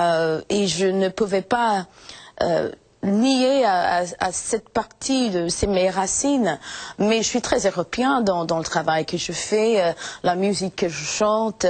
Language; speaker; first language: French; non-native, fluent; English